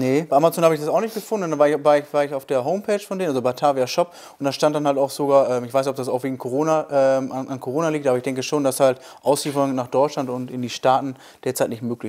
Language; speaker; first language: German; native; German